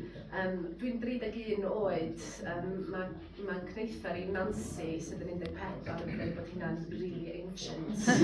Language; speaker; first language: Welsh; native; Welsh